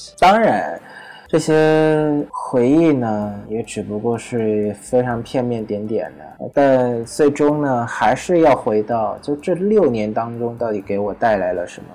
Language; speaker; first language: Chinese; non-native, fluent; Vietnamese